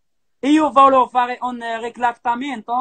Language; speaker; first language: Italian; non-native, learner; Arabic